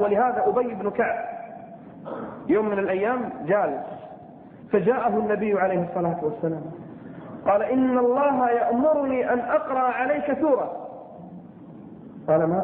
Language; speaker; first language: Arabic; native; Arabic